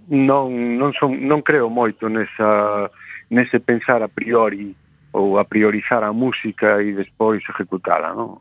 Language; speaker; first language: Galician; native; Galician